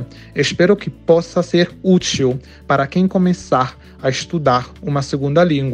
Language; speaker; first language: Portuguese; non-native, fluent; Italian